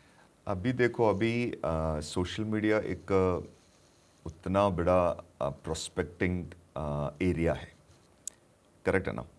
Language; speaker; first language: Hindi; non-native, local second language; Malayalam